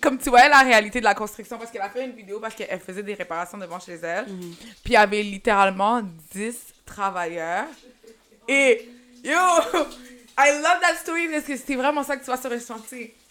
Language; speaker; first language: French; early bilingual, heritage; French